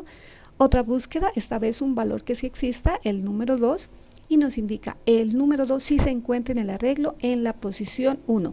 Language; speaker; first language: Spanish; native; Spanish